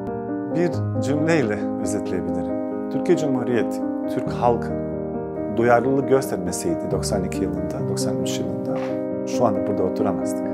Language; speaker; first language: Turkish; non-native, fluent; Bosnian